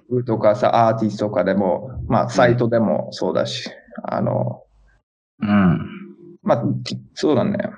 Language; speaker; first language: Japanese; early bilingual, heritage; Japanese